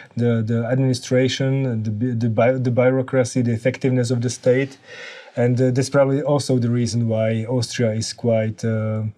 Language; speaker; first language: English; non-native, fluent; Slovak